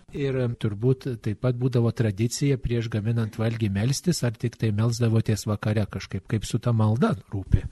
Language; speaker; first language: Lithuanian; native; Lithuanian